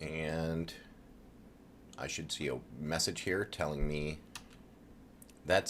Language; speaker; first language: English; native; English